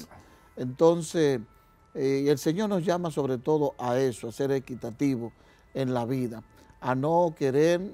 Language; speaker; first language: Spanish; native; Spanish